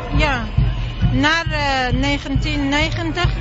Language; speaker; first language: Dutch; non-native, learner; Arabic